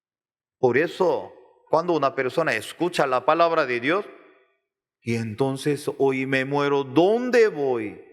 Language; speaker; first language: Spanish; non-native, learner; Korean